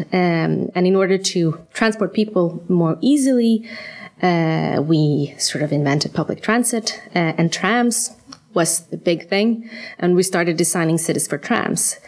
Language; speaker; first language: English; non-native, fluent; Swedish